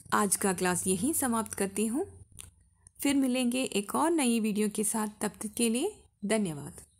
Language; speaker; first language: Hindi; non-native, local second language; Malayalam